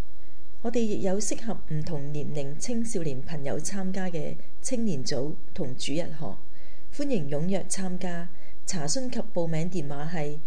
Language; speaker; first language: Chinese; native; Chinese